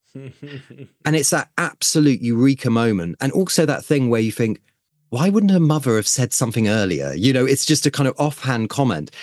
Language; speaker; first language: English; native; English